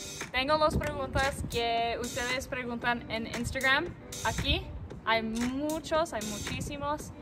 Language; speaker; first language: Spanish; non-native, learner; English